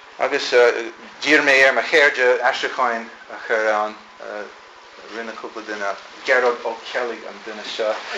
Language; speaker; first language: Irish; non-native, fluent; English